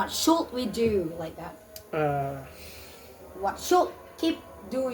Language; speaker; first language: English; non-native, learner; Indonesian